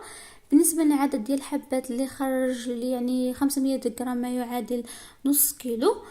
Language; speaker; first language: Arabic; native; Arabic